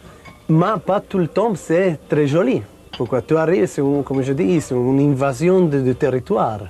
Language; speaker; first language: French; non-native, fluent; Italian